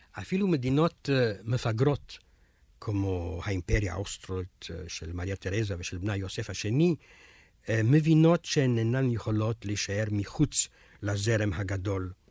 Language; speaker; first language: Hebrew; non-native, fluent; Romanian